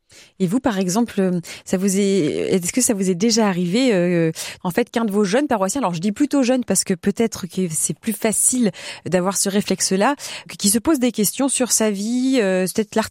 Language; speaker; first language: French; native; French